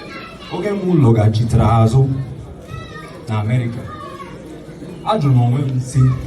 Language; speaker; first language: Igbo; early bilingual, heritage; Igbo